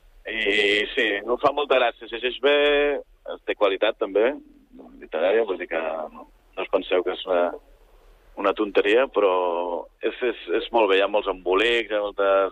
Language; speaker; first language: Catalan; native; Catalan